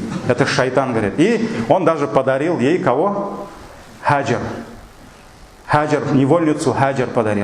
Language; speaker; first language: Russian; non-native, local second language; Tatar